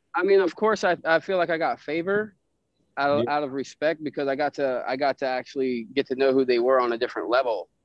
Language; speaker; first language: English; native; English